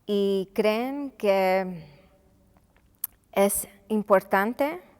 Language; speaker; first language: Spanish; non-native, local second language; English